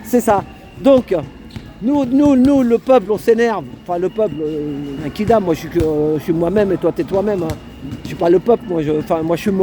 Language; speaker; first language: French; native; French